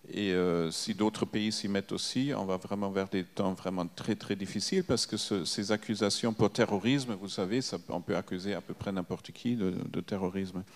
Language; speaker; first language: French; non-native, fluent; German